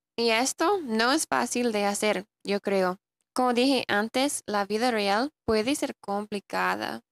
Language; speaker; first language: Spanish; non-native, fluent; English